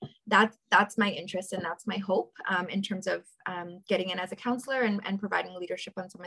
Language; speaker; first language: English; native; English